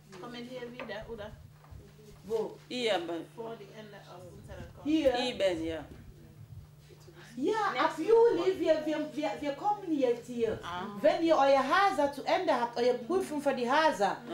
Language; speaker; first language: German; non-native, fluent; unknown